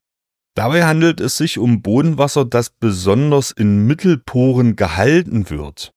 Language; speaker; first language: German; native; German